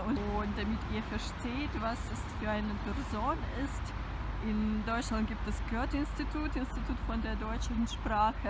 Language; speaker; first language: German; non-native, fluent; Russian